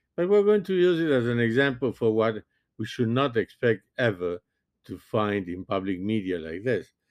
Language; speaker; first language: English; non-native, fluent; French